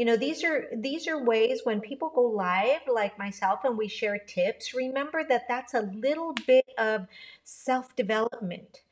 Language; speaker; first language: English; early bilingual, other home language; Spanish